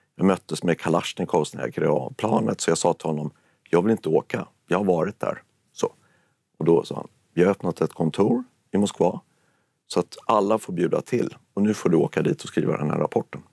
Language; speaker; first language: Swedish; native; Swedish